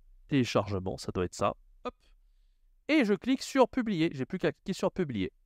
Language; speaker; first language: French; native; French